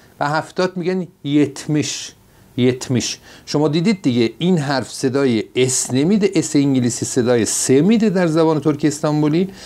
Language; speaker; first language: Persian; non-native, local second language; Azerbaijani